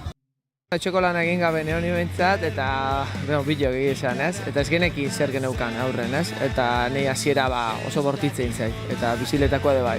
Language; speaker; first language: Basque; native; Basque